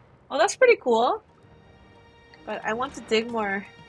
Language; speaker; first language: English; non-native, fluent; Korean